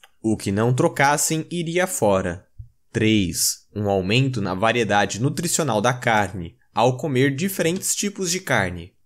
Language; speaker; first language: Portuguese; native; Portuguese